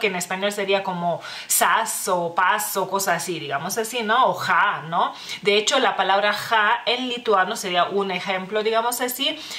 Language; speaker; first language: Spanish; non-native, fluent; Lithuanian